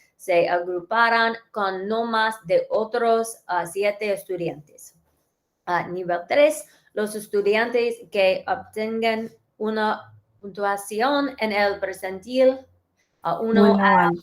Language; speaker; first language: Spanish; early bilingual, heritage; English